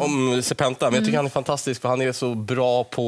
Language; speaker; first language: Swedish; native; Swedish